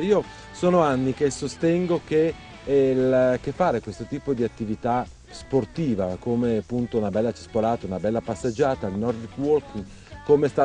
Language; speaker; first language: Italian; native; Italian